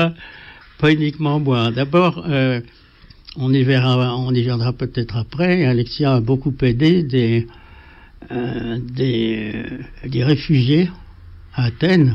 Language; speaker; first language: French; native; French